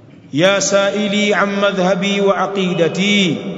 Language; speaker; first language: Arabic; non-native, fluent; Swahili